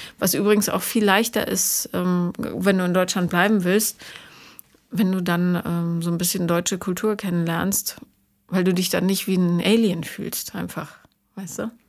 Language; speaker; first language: German; native; German